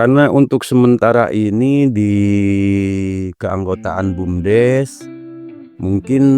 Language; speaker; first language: Indonesian; non-native, local second language; Sundanese